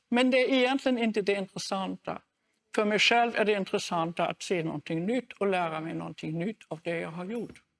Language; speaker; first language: Swedish; non-native, fluent; German